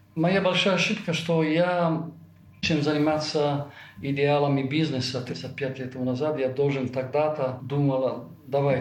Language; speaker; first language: Russian; non-native, fluent; Italian